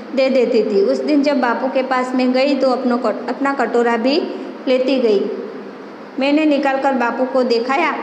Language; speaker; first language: Hindi; non-native, local second language; Gujarati